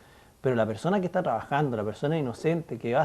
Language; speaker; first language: Spanish; native; Spanish